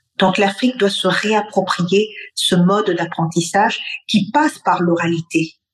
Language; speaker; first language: French; non-native, local second language; Bambara